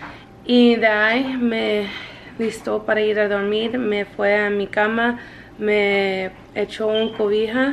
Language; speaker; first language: Spanish; early bilingual, heritage; Spanish